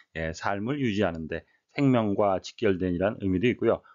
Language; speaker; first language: Korean; native; Korean